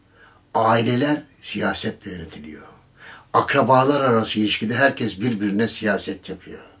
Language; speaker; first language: Turkish; native; Turkish